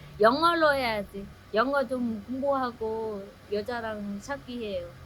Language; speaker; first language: Korean; non-native, learner; Vietnamese